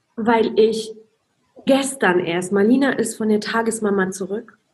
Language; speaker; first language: German; non-native, fluent; Polish